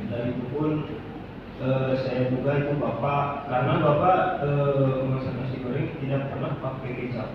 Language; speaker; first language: Indonesian; non-native, local second language; Sundanese